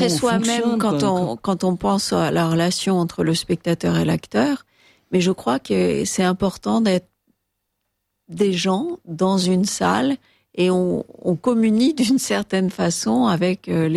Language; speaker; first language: French; native; French